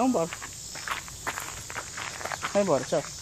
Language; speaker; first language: Portuguese; native; Portuguese